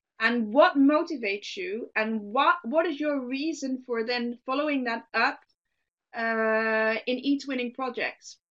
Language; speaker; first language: English; non-native, fluent; Dutch